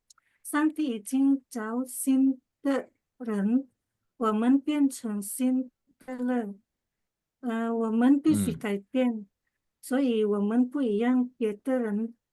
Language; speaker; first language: Chinese; non-native, learner; Indonesian